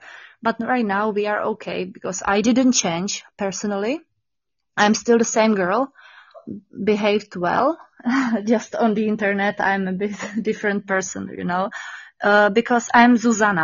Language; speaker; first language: English; non-native, learner; Czech